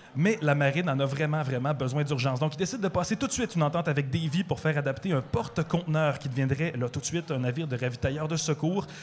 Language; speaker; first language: French; native; French